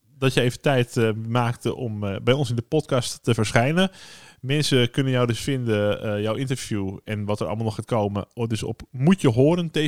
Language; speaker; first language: Dutch; native; Dutch